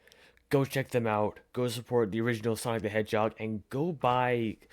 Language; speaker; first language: English; native; English